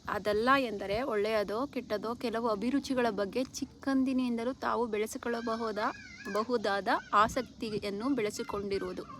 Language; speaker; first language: Kannada; native; Kannada